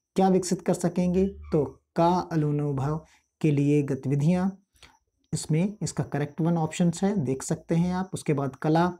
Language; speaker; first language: Hindi; native; Hindi